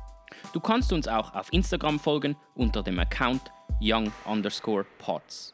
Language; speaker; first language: German; native; German